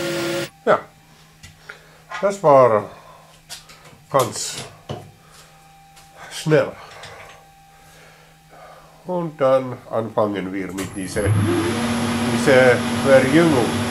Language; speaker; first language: German; non-native, learner; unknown